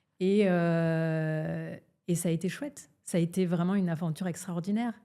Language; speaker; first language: French; early bilingual, other home language; Portuguese